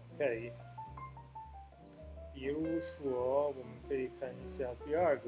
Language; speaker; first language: Chinese; non-native, fluent; Italian